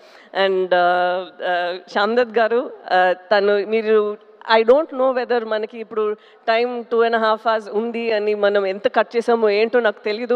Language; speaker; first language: Telugu; non-native, fluent; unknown